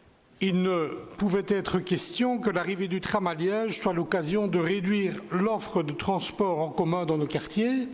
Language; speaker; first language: French; native; French